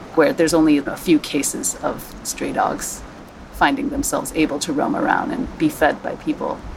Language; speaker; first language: English; non-native, local second language; Cantonese